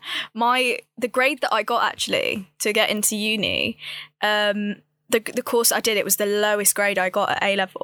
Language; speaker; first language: English; native; English